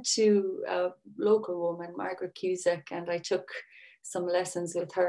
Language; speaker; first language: English; native; English